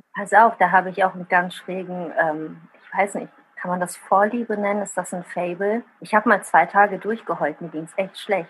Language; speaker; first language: German; early bilingual, other home language; Italian